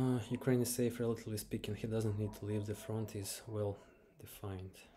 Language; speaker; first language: English; non-native, fluent; Ukrainian